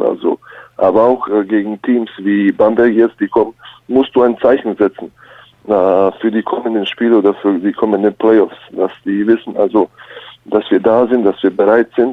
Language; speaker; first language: German; early bilingual, other home language; Bosnian